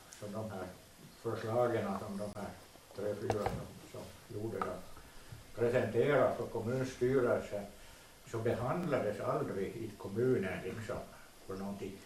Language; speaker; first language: Swedish; native; Swedish